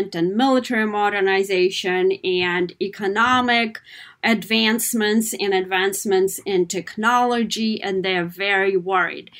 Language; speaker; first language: English; non-native, fluent; Kazakh